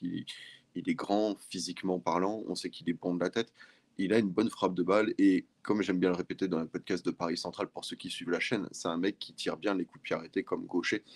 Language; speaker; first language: French; native; French